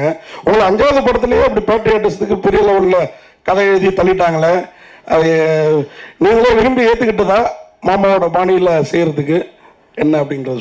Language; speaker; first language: Tamil; native; Tamil